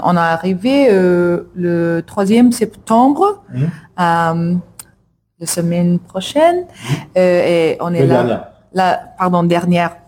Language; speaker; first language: French; non-native, learner; English